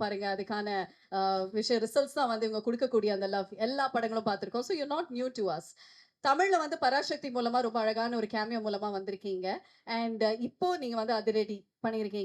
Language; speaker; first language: Tamil; native; Tamil